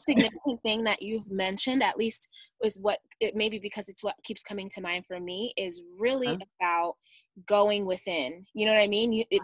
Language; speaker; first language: English; native; English